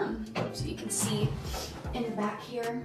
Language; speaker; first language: English; native; English